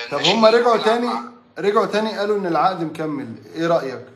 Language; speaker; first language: Arabic; native; Arabic